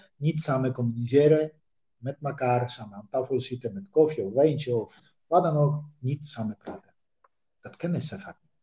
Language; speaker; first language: Dutch; non-native, fluent; Polish